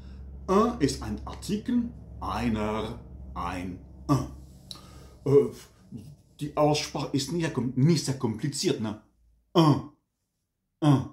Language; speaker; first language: German; non-native, fluent; French